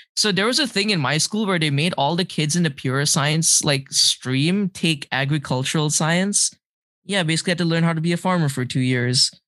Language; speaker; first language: English; non-native, local second language; Malay